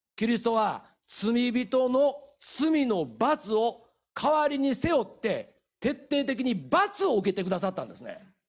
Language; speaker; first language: Japanese; native; Japanese